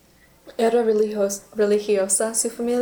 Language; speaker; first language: Spanish; non-native, learner; English